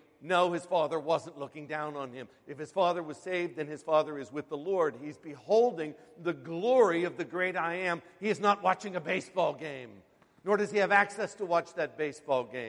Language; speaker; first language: English; native; English